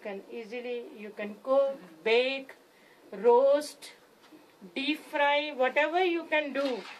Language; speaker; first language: English; non-native, local second language; Hindi